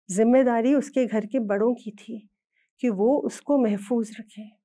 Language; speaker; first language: Hindi; native; Hindi